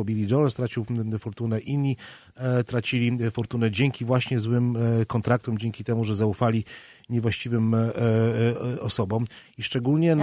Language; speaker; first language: Polish; native; Polish